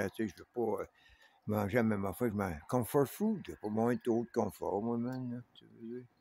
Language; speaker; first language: French; native; French